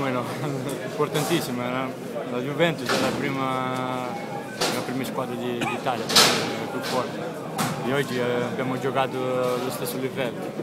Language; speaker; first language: Italian; non-native, fluent; Portuguese